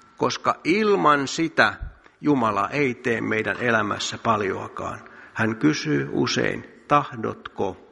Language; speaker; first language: Finnish; native; Finnish